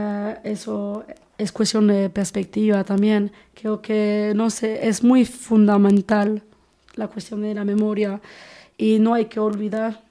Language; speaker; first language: Spanish; non-native, fluent; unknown